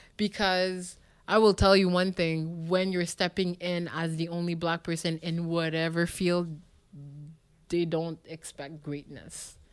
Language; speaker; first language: English; non-native, local second language; French